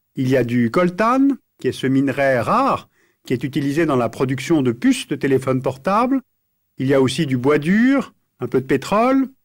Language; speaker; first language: French; native; French